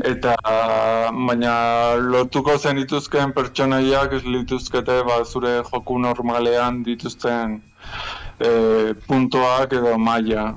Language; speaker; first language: Basque; native; Basque